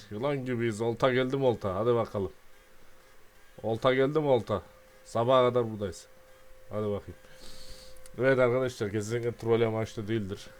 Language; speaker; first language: Turkish; native; Turkish